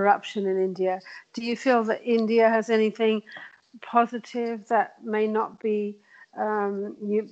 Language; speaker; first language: English; native; English